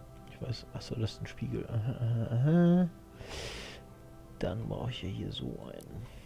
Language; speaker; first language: German; native; German